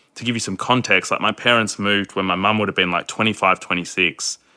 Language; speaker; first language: English; early bilingual, other home language; Hindi